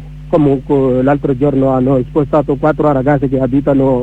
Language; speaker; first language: Italian; non-native, learner; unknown